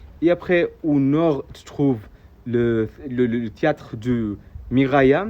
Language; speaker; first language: French; non-native, fluent; Arabic